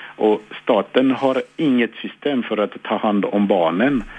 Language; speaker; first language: Swedish; non-native, fluent; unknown